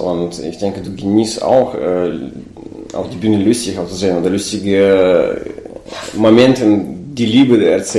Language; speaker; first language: German; non-native, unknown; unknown